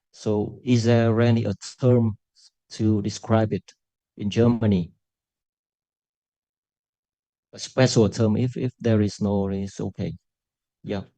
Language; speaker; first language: English; non-native, local second language; Vietnamese